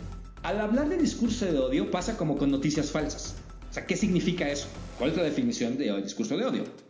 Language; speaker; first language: Spanish; native; Spanish